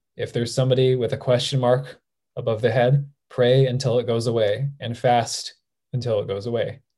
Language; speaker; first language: English; native; English